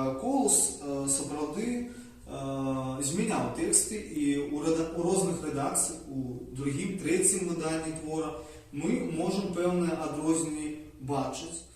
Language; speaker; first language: Belarusian; native; Belarusian